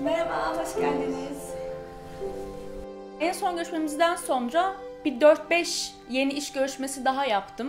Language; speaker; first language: Turkish; native; Turkish